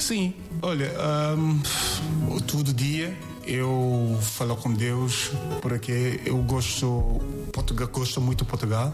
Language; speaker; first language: Portuguese; non-native, learner; Yoruba